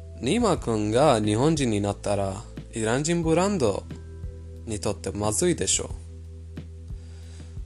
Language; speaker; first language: Japanese; non-native, fluent; Persian